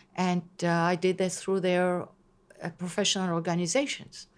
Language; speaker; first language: English; non-native, fluent; Hebrew